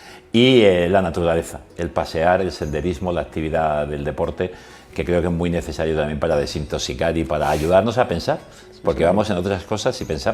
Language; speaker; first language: Spanish; native; Spanish